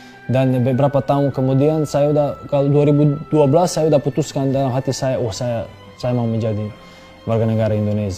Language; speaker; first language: Indonesian; non-native, fluent; Serbian